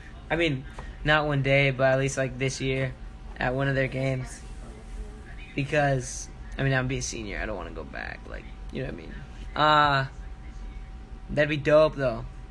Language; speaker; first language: English; early bilingual, other home language; Spanish